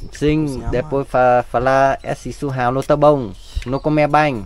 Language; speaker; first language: Portuguese; non-native, learner; Vietnamese